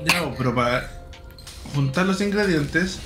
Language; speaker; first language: Spanish; native; Spanish